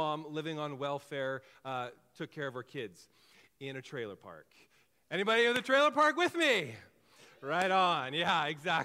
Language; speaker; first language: English; native; English